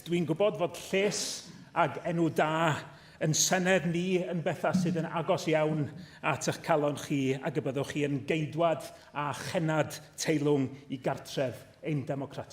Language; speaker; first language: Welsh; native; Welsh